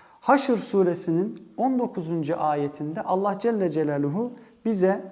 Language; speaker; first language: Turkish; early bilingual, heritage; Turkish